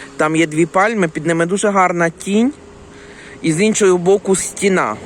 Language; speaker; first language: Ukrainian; native; Ukrainian